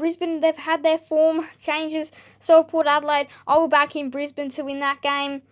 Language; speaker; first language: English; native; English